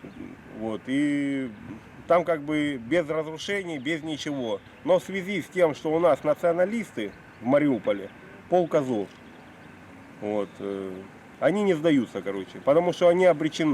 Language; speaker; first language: Russian; native; Russian